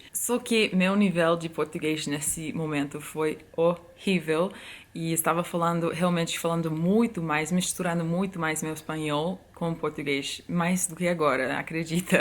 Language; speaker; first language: Portuguese; non-native, fluent; English